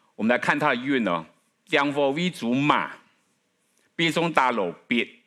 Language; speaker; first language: Chinese; native; Chinese